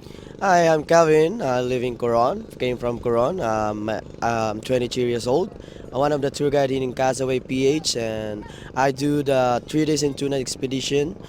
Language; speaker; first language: English; non-native, local second language; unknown